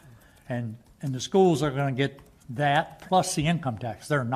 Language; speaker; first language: English; native; English